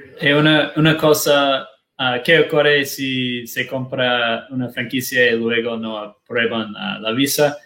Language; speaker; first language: Spanish; non-native, learner; Portuguese